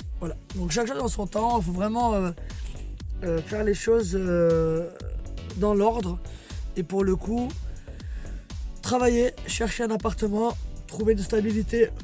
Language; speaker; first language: French; native; French